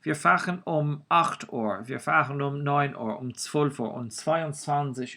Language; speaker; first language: German; non-native, fluent; Irish